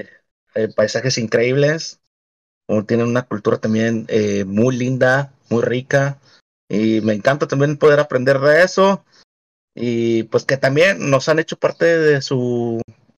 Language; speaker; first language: Spanish; native; Spanish